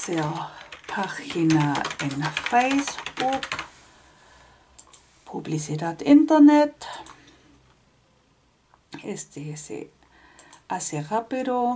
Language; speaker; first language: Spanish; non-native, fluent; German